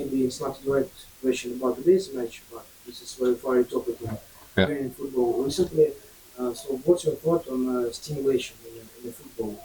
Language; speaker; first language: English; non-native, learner; Ukrainian